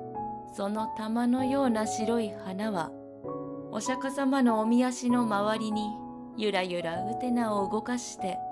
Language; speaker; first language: Japanese; native; Japanese